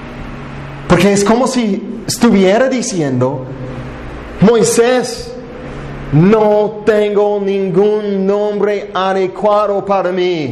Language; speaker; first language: Spanish; non-native, fluent; English